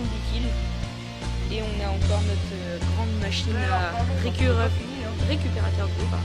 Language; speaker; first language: French; native; French